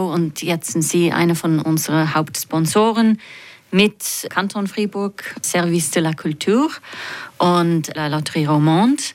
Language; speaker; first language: German; non-native, fluent; English